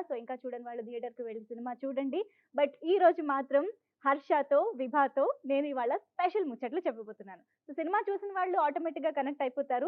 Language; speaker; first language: Telugu; native; Telugu